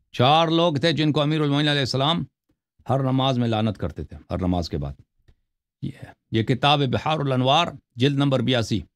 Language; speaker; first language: Urdu; non-native, local second language; Punjabi